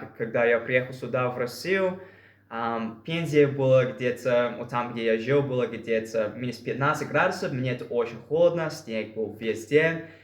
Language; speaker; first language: Russian; non-native, fluent; English